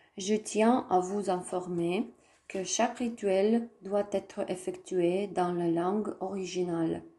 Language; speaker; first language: French; non-native, fluent; Russian